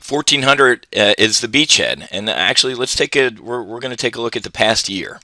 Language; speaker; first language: English; native; English